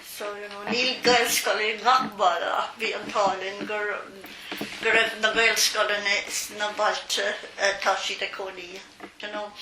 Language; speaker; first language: Irish; non-native, local second language; English